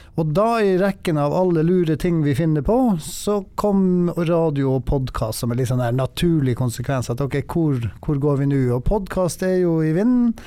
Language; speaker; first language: Norwegian; native; Norwegian